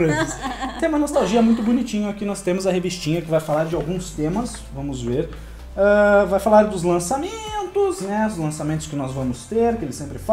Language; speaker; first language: Portuguese; native; Portuguese